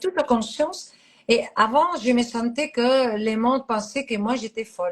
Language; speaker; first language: French; non-native, fluent; Catalan